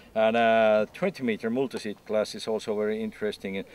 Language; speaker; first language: English; non-native, fluent; Finnish